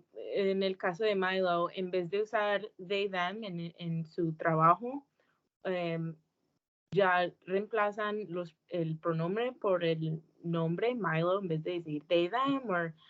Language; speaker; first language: Spanish; early bilingual, heritage; Spanish